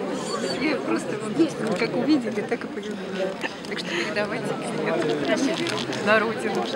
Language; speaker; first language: Russian; native; Russian